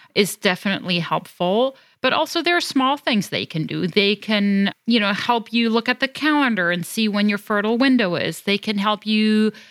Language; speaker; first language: English; non-native, fluent; German